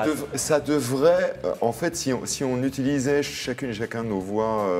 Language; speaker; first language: French; native; French